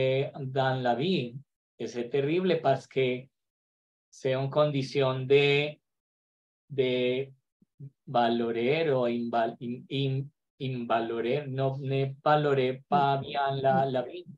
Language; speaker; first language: French; non-native, learner; Spanish